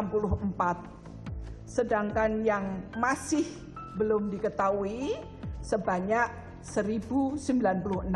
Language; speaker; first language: Indonesian; native; Indonesian